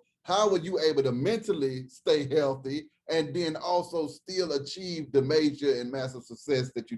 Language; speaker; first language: English; native; English